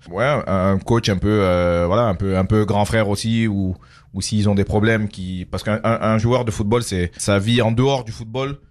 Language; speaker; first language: French; early bilingual, other home language; Dyula